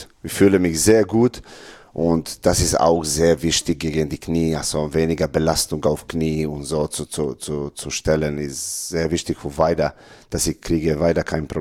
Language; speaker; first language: German; non-native, learner; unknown